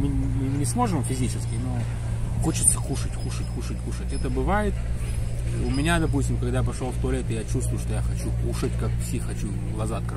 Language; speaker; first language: Russian; native; Russian